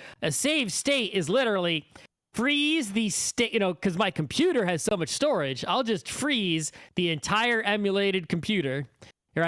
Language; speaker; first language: English; native; English